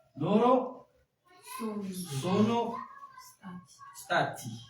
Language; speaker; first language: Italian; non-native, fluent; French